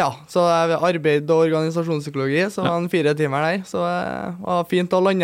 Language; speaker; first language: Norwegian; native; Norwegian